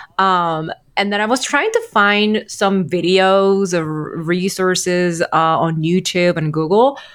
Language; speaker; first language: English; non-native, fluent; Korean